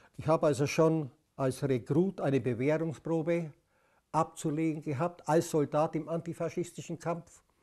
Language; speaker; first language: German; native; German